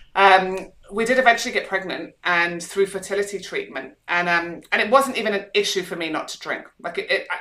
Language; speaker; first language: English; native; English